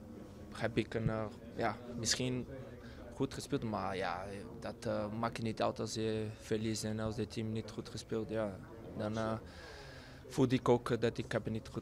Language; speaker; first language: Dutch; non-native, learner; Portuguese